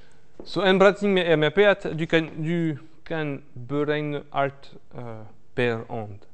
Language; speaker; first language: Norwegian; non-native, fluent; French